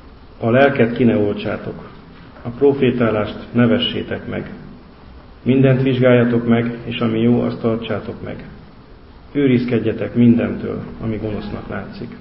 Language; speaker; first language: Hungarian; native; Hungarian